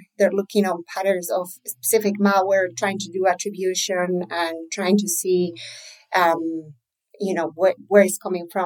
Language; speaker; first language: English; non-native, fluent; Spanish